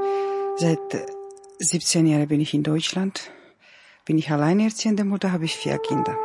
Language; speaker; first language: German; non-native, learner; Georgian